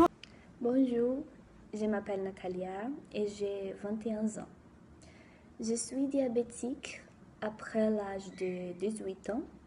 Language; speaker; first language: French; non-native, learner; Portuguese